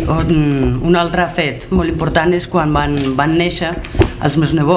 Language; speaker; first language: Catalan; non-native, learner; Spanish